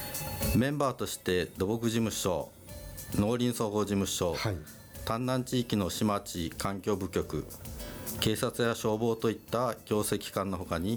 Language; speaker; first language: Japanese; native; Japanese